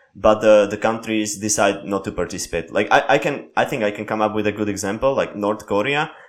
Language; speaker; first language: English; non-native, fluent; Slovak